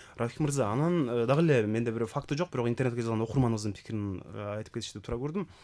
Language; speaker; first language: Kyrgyz; native; Kyrgyz